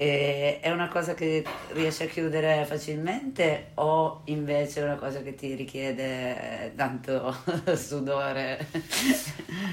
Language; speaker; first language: Italian; native; Italian